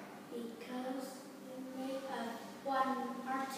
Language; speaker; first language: English; non-native, learner; Vietnamese